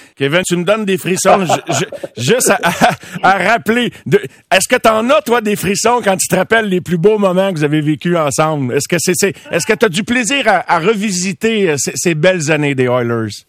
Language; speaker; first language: French; native; French